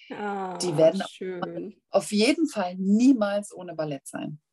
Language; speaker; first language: German; native; German